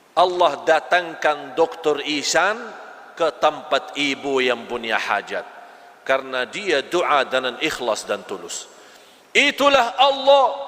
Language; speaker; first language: Malay; non-native, fluent; Arabic